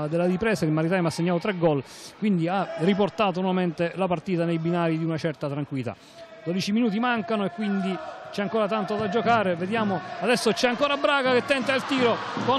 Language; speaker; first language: Italian; native; Italian